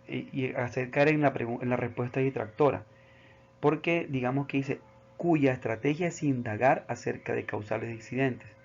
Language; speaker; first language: Spanish; native; Spanish